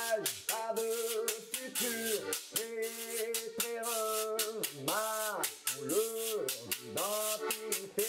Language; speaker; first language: French; non-native, fluent; Spanish